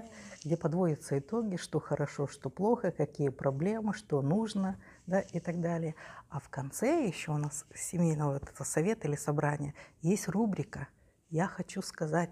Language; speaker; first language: Russian; native; Russian